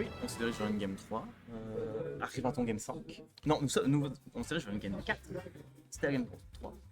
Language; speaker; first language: French; native; French